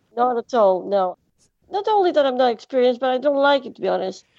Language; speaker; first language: English; non-native, fluent; Greek